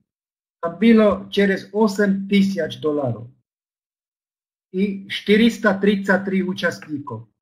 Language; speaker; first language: Russian; non-native, learner; Slovak